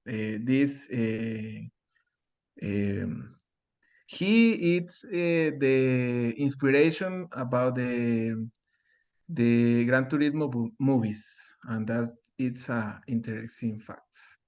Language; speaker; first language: English; non-native, learner; Spanish